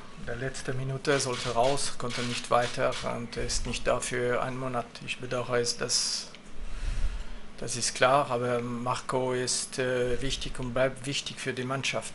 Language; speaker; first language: German; non-native, fluent; French